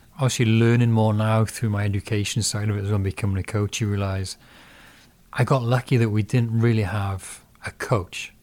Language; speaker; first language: English; native; English